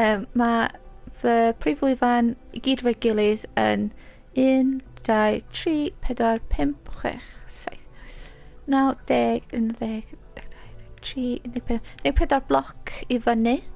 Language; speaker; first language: Welsh; native; Welsh